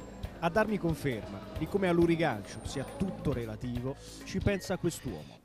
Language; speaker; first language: Italian; native; Italian